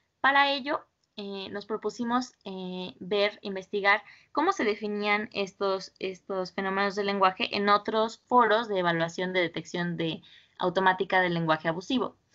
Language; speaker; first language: Spanish; native; Spanish